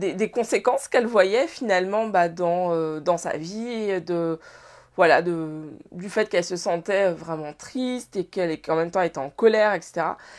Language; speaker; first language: French; native; French